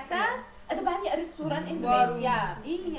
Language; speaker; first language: Indonesian; non-native, learner; Arabic